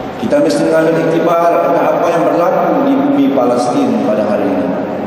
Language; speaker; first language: Malay; native; Malay